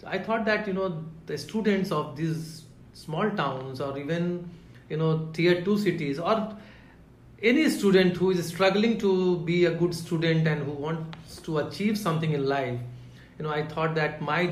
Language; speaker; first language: English; non-native, local second language; Hindi